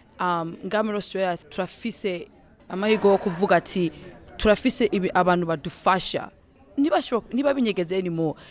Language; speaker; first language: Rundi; early bilingual, heritage; Rundi